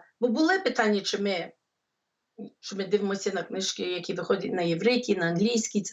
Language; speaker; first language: Ukrainian; early bilingual, heritage; English